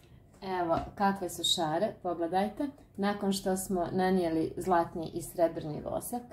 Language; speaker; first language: Croatian; native; Croatian